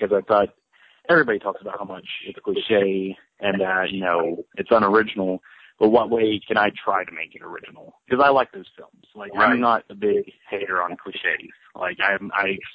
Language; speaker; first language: English; native; English